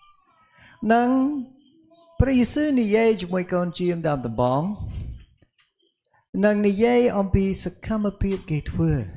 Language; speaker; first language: Khmer; non-native, fluent; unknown